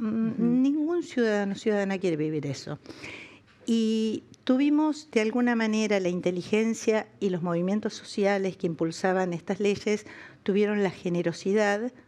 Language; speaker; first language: Spanish; native; Spanish